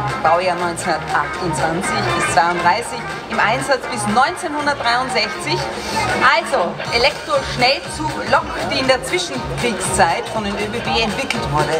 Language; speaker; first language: German; native; German